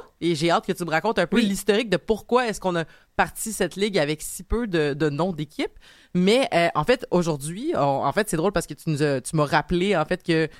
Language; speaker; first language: French; native; French